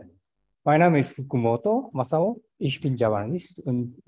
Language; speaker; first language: German; non-native, fluent; Japanese